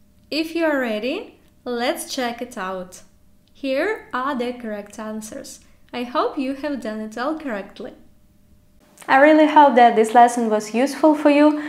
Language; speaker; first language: English; non-native, fluent; Ukrainian